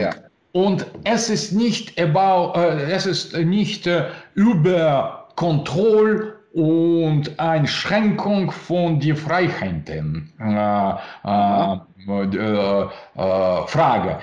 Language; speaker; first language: German; non-native, learner; Russian